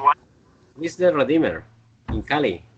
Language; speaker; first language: English; non-native, learner; Spanish